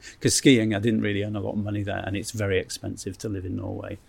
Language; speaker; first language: English; native; English